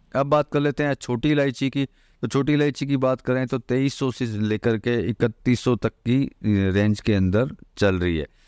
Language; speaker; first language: Hindi; native; Hindi